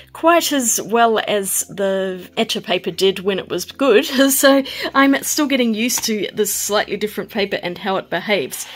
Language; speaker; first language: English; native; English